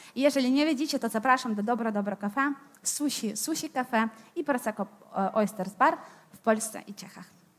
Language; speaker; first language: Polish; non-native, fluent; Ukrainian